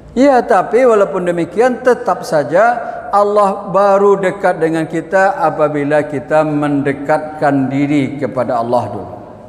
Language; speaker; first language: Malay; non-native, local second language; Minangkabau